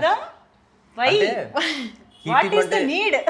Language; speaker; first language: Telugu; native; Telugu